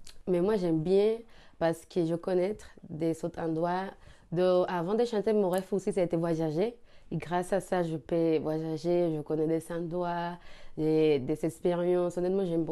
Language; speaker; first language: French; non-native, learner; Spanish